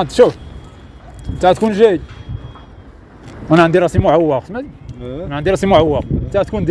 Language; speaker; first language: Arabic; native; Arabic